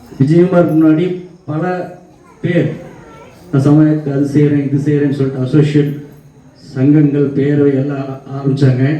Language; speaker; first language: Tamil; native; Tamil